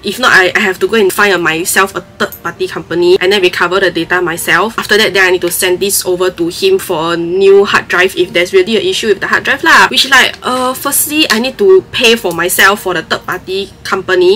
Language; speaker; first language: English; non-native, local second language; Chinese